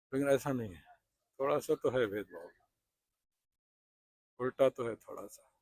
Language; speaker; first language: Hindi; native; Hindi